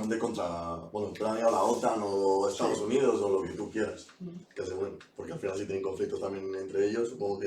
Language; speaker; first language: Spanish; native; Spanish